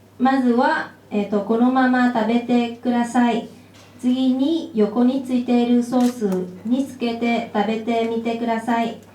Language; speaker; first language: Japanese; non-native, fluent; Vietnamese